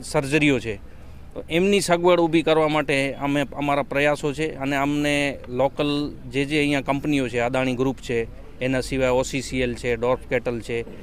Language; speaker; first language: Gujarati; non-native, local second language; Kachhi